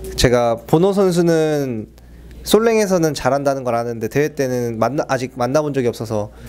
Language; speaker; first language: Korean; native; Korean